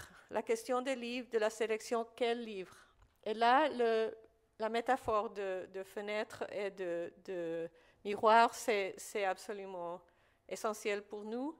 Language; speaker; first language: French; non-native, fluent; Spanish